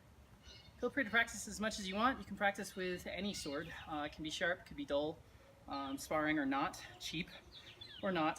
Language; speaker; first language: English; native; English